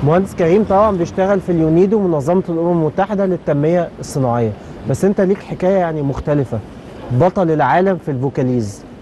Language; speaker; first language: Arabic; native; Arabic